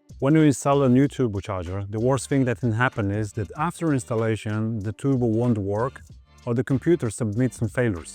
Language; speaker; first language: English; non-native, fluent; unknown